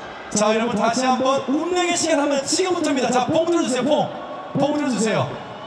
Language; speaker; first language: Korean; native; Korean